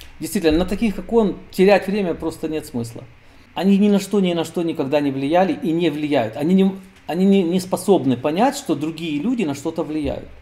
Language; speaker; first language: Russian; native; Russian